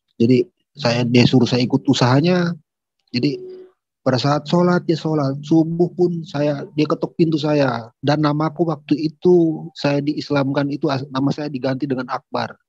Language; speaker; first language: Indonesian; native; Indonesian